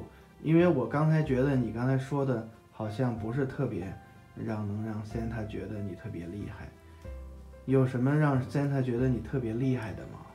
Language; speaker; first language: Chinese; native; Chinese